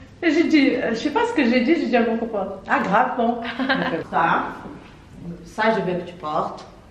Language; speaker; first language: French; non-native, learner; Portuguese